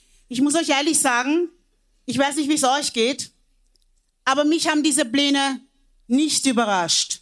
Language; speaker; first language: German; early bilingual, other home language; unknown